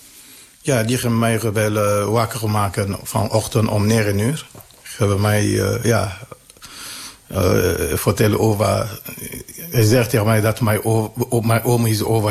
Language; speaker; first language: Dutch; non-native, learner; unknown